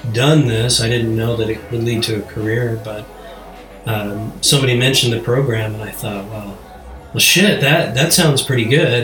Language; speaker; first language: English; native; English